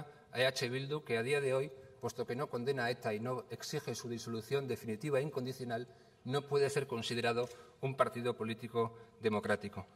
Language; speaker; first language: Spanish; native; Spanish